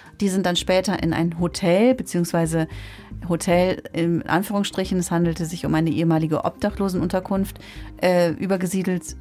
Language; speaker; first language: German; native; German